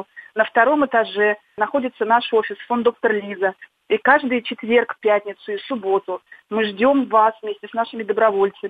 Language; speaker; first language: Russian; native; Russian